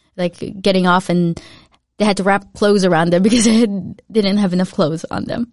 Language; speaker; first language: English; early bilingual, other home language; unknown